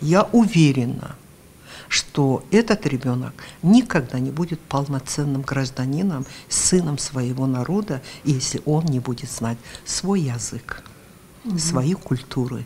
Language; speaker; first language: Russian; non-native, local second language; Karachay-Balkar